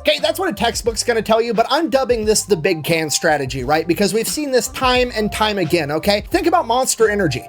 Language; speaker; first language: English; native; English